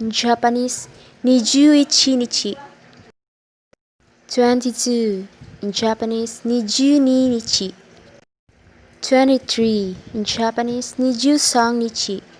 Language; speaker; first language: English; non-native, local second language; Filipino